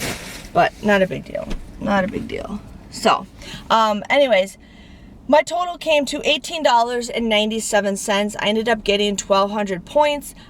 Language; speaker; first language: English; native; English